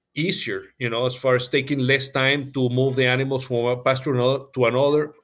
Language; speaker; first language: English; non-native, fluent; Spanish